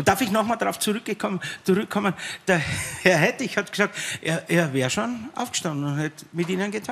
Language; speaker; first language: German; native; German